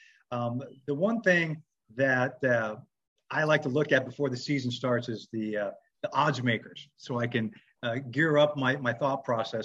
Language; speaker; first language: English; native; English